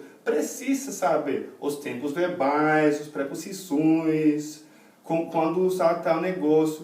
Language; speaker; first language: Portuguese; non-native, fluent; English